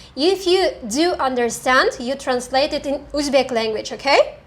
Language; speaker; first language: English; non-native, fluent; Kazakh